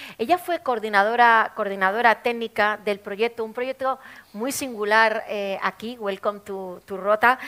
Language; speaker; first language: Spanish; native; Spanish